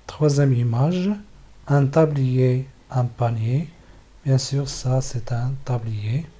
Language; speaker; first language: French; non-native, local second language; Arabic